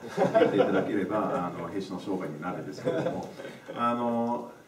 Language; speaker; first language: Japanese; non-native, fluent; English